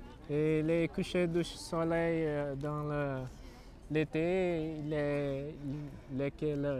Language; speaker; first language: French; non-native, learner; Portuguese